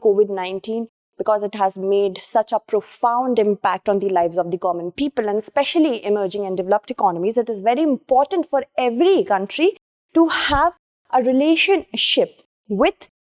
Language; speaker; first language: English; non-native, local second language; Hindi